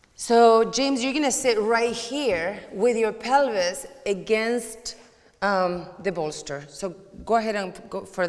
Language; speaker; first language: English; non-native, fluent; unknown